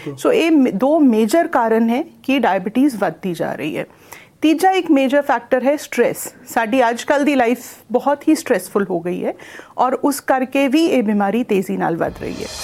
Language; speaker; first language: Punjabi; non-native, local second language; Hindi